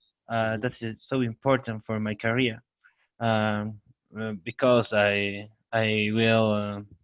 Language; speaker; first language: English; non-native, learner; Spanish